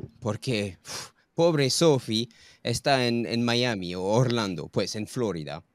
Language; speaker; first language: Spanish; non-native, fluent; English